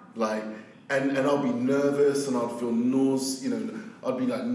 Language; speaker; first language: English; native; English